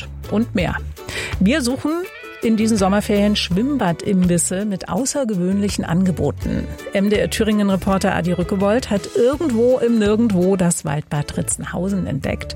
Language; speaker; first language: German; native; German